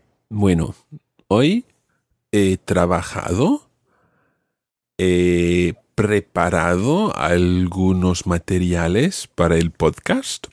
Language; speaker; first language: Spanish; non-native, fluent; English